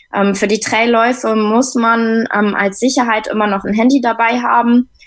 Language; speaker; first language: German; native; German